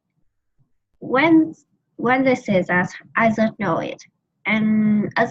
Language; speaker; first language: English; non-native, learner; Vietnamese